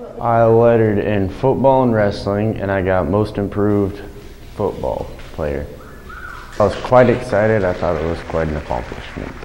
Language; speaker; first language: English; native; English